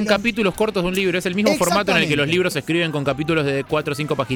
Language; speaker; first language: Spanish; native; Spanish